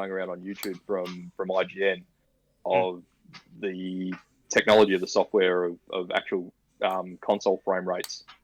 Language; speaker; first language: English; native; English